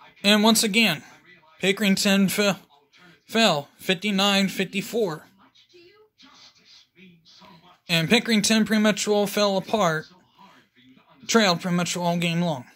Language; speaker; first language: English; native; English